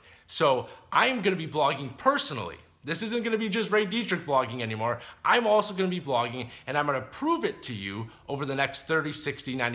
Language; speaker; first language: English; native; English